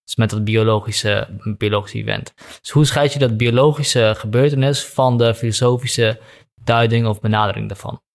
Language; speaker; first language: Dutch; native; Dutch